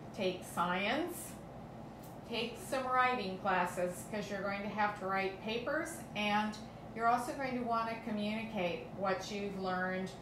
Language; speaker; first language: English; native; English